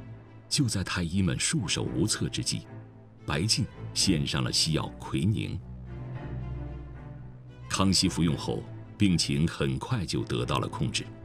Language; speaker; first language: Chinese; native; Chinese